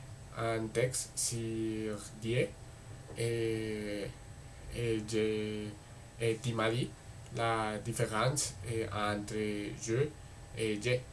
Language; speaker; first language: French; non-native, learner; Spanish